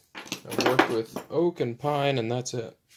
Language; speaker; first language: English; native; English